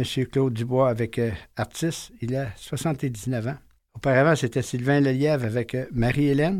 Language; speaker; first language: French; native; French